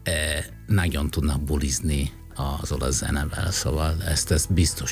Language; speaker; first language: Hungarian; non-native, fluent; Italian